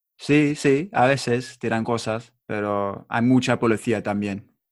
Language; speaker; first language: Spanish; non-native, learner; English